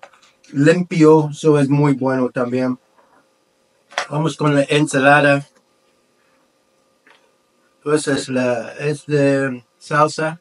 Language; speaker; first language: Spanish; non-native, learner; English